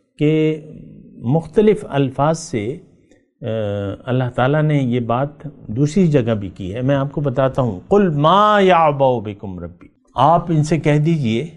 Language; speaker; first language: Urdu; native; Urdu